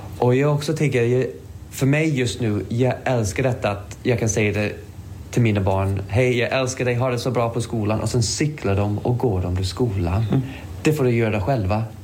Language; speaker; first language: Swedish; non-native, fluent; English